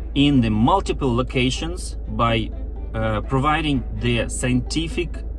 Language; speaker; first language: English; non-native, fluent; Ukrainian